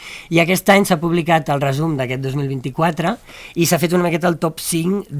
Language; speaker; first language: Catalan; native; Catalan